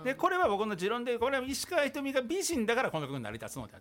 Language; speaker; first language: Japanese; native; Japanese